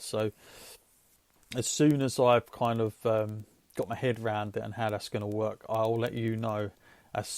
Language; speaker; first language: English; native; English